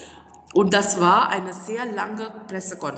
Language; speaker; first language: German; non-native, fluent; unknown